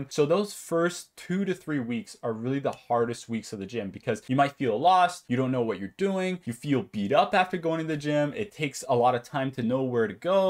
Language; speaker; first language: English; native; English